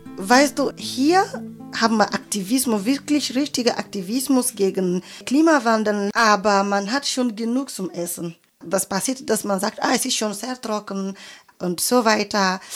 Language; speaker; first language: German; non-native, fluent; French